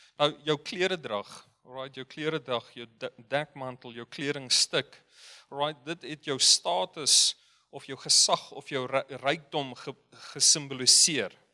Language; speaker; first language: Afrikaans; non-native, fluent; Dutch